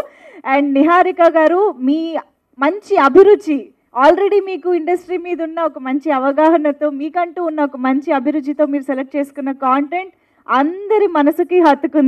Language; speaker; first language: Telugu; native; Telugu